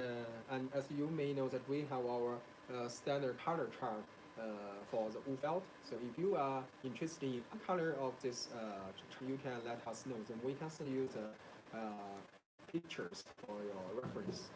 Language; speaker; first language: English; non-native, learner; Chinese